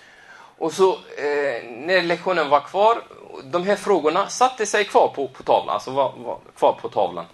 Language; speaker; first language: Swedish; non-native, fluent; Arabic